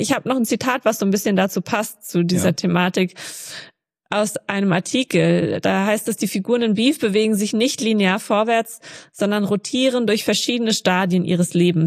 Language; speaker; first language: German; native; German